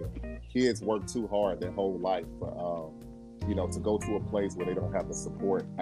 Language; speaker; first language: English; native; English